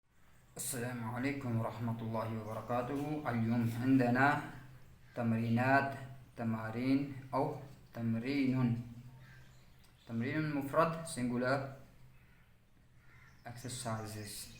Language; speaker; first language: Arabic; non-native, fluent; Urdu